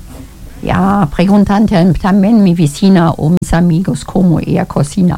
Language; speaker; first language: Spanish; non-native, learner; German